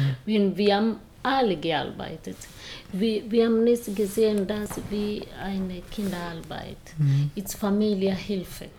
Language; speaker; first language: German; non-native, learner; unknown